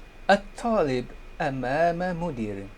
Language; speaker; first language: Arabic; non-native, fluent; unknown